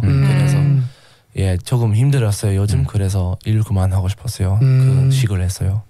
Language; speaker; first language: Korean; non-native, learner; English